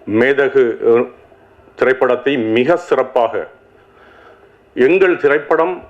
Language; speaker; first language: Tamil; native; Tamil